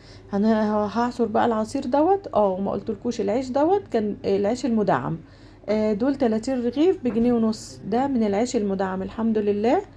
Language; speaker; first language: Arabic; native; Arabic